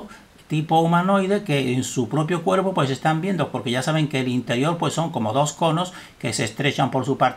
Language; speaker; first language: Spanish; native; Spanish